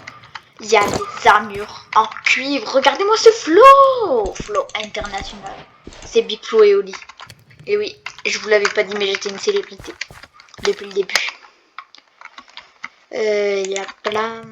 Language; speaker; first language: French; native; French